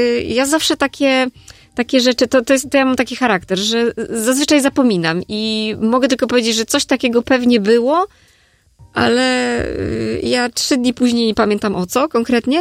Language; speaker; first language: Polish; native; Polish